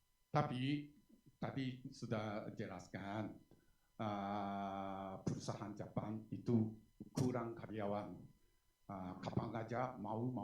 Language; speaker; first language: Indonesian; non-native, learner; Japanese